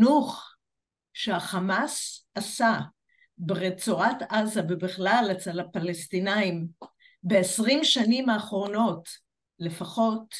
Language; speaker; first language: Hebrew; non-native, fluent; English